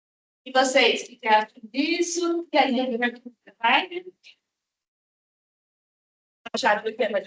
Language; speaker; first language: Portuguese; native; Portuguese